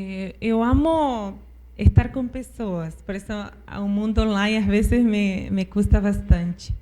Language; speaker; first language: Portuguese; non-native, fluent; Spanish